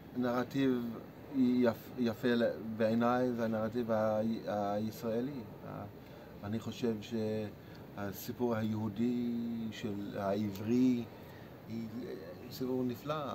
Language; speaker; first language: Hebrew; non-native, fluent; English